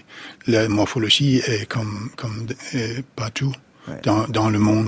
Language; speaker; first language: French; non-native, fluent; Danish